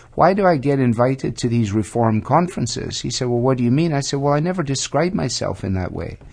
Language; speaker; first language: English; native; English